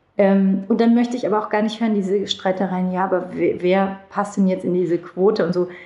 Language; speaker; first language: German; early bilingual, other home language; Turkish